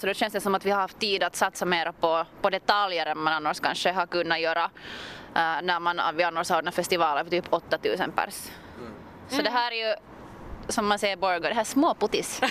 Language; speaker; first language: Swedish; native; Swedish